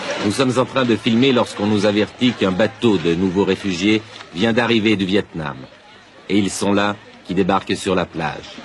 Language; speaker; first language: French; native; French